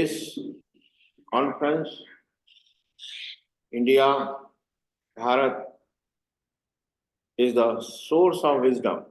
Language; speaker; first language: English; non-native, learner; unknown